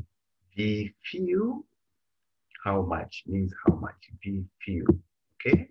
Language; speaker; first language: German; non-native, fluent; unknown